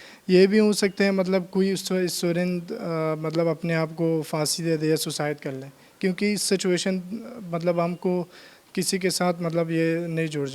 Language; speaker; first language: Hindi; non-native, learner; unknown